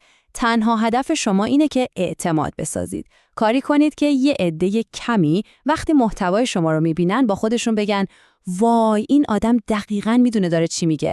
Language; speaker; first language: Persian; native; Persian